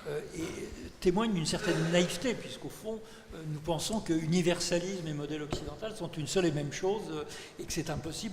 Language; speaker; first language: French; native; French